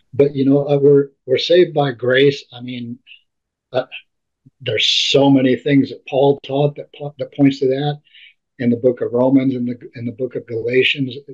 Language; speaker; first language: English; native; English